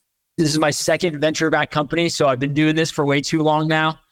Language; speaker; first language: English; native; English